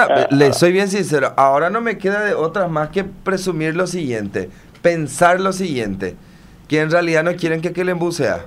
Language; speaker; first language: Spanish; native; Spanish